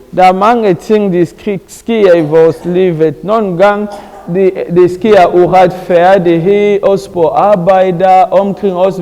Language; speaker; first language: Danish; non-native, learner; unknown